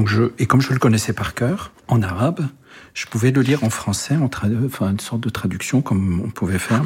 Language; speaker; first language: French; early bilingual, other home language; Arabic